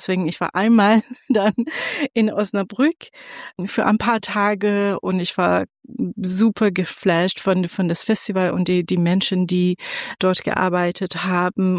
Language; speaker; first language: German; non-native, fluent; Persian